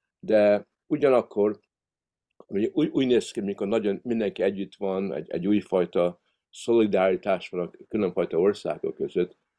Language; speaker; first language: Hungarian; early bilingual, heritage; Hungarian